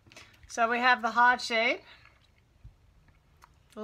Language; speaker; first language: English; native; English